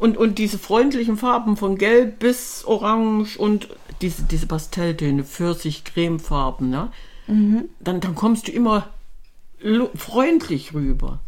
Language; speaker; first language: German; native; German